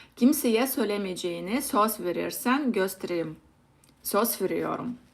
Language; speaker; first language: Turkish; non-native, learner; Russian